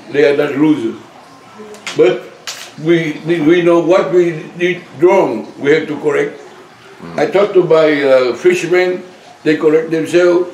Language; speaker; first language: English; non-native, learner; Vietnamese